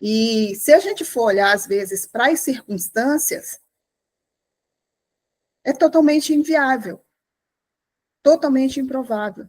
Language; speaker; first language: Portuguese; native; Portuguese